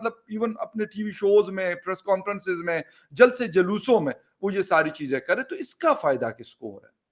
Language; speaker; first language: Urdu; non-native, local second language; Pashto